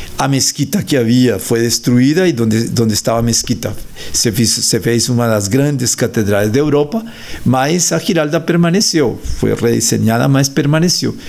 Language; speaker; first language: Portuguese; non-native, fluent; Spanish